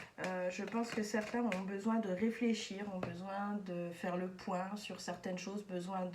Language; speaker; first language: French; native; French